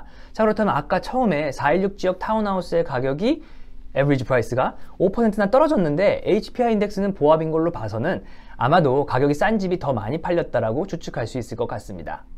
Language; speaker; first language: Korean; native; Korean